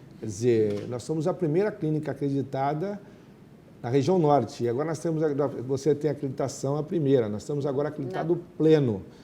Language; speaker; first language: Portuguese; native; Portuguese